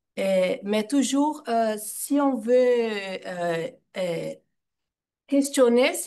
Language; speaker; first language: French; non-native, fluent; Portuguese